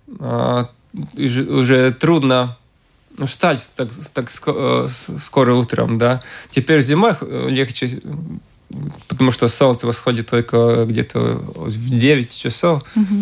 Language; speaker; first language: Russian; non-native, local second language; Latvian